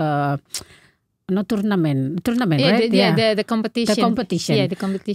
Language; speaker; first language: English; non-native, learner; Indonesian